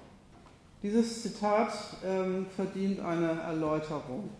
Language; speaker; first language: German; native; German